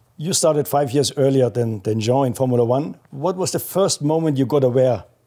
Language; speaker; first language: English; non-native, fluent; German